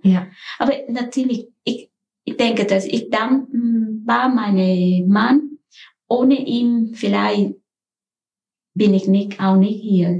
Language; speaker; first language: German; non-native, learner; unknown